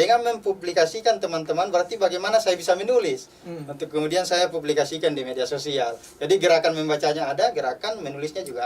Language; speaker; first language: Indonesian; native; Indonesian